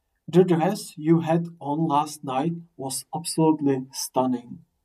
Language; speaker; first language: English; non-native, fluent; Czech